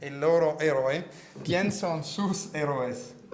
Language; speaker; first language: Spanish; non-native, learner; Italian